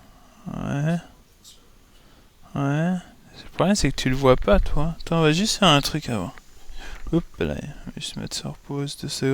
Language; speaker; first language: French; native; French